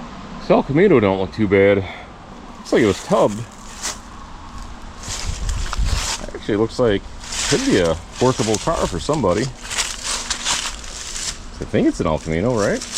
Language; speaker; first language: English; native; English